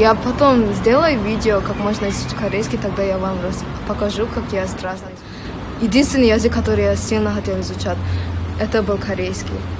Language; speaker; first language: Russian; non-native, local second language; English